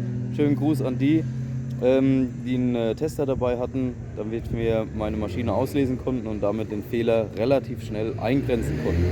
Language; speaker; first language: German; native; German